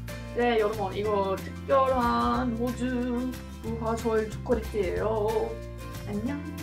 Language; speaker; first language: Korean; non-native, learner; English